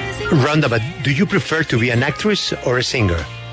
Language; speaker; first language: English; non-native, fluent; Spanish